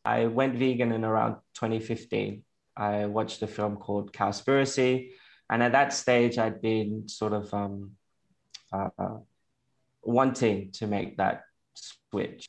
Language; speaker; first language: English; native; English